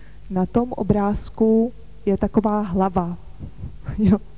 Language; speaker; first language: Czech; native; Czech